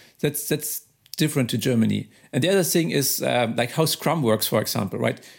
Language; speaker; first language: English; non-native, fluent; German